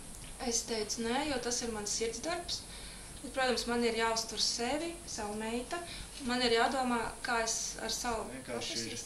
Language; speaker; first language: Latvian; native; Latvian